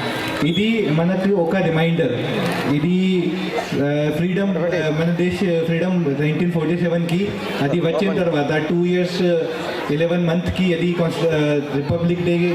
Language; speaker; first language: Telugu; non-native, learner; Hindi